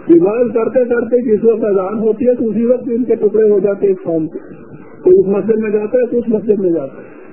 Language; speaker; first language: Urdu; non-native, local second language; Punjabi